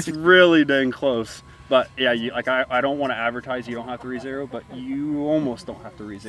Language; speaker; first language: English; native; English